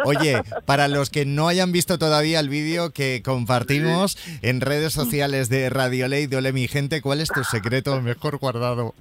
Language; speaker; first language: Spanish; native; Spanish